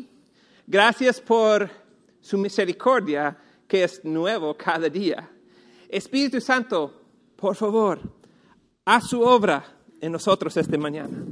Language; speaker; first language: Spanish; non-native, fluent; English